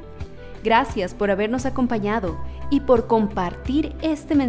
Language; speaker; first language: Spanish; native; Spanish